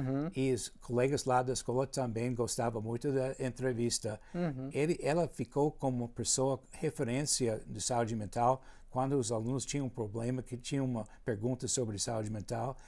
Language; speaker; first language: Portuguese; non-native, fluent; English